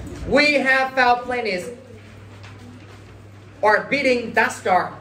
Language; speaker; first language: English; non-native, fluent; Vietnamese